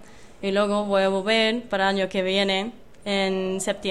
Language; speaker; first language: Spanish; non-native, fluent; English